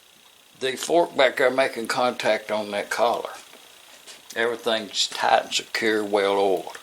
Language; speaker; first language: English; native; English